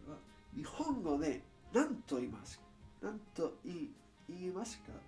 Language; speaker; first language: Japanese; non-native, learner; English